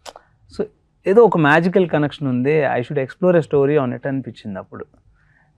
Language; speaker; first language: Telugu; native; Telugu